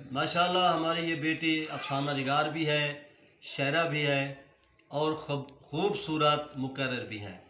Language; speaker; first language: Urdu; non-native, local second language; Saraiki